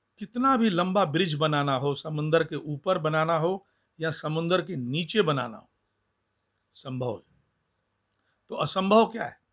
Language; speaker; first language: Hindi; non-native, local second language; Sindhi